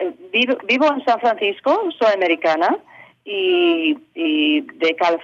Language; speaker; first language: Spanish; early bilingual, heritage; English